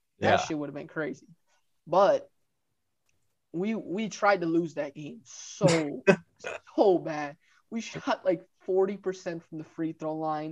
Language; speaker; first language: English; native; English